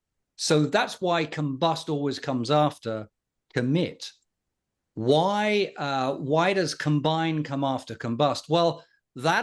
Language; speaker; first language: English; native; English